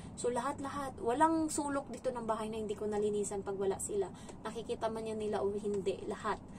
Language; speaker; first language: Filipino; native; Filipino